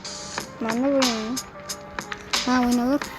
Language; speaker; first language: Turkish; non-native, learner; Uzbek